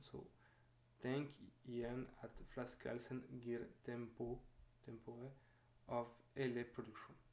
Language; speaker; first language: Norwegian; non-native, fluent; French